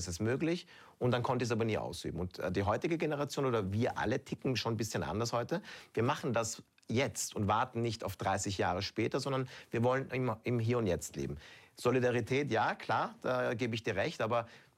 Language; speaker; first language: German; native; German